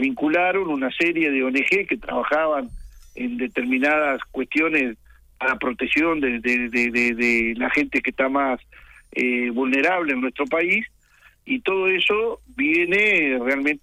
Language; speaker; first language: Spanish; native; Spanish